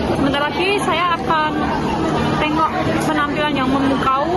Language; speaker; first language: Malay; non-native, learner; Indonesian